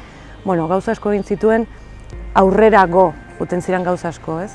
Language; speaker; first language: Basque; native; Basque